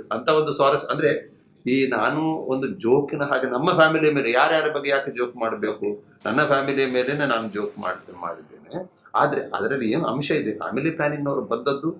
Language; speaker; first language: Kannada; non-native, local second language; Konkani